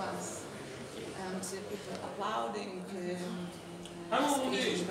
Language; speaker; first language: English; non-native, learner; Lithuanian